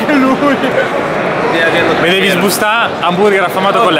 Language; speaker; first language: Italian; native; Italian